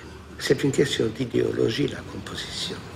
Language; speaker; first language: French; non-native, fluent; Hungarian